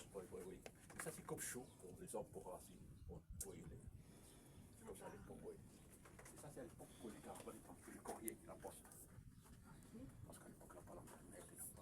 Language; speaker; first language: French; non-native, local second language; Arabic